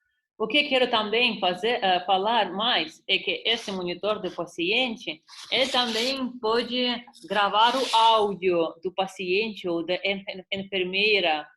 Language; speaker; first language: Portuguese; non-native, fluent; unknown